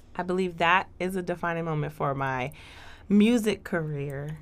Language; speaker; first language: English; native; English